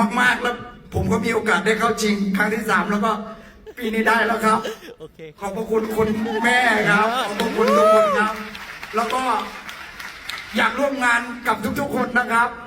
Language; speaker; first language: Thai; native; Thai